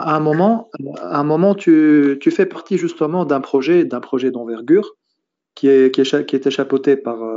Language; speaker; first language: French; native; French